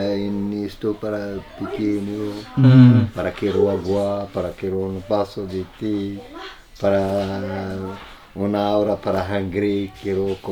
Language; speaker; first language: Spanish; non-native, learner; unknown